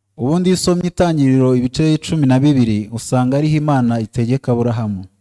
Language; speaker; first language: Kinyarwanda; native; Kinyarwanda